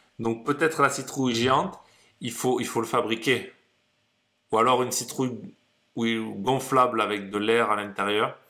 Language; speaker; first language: French; native; French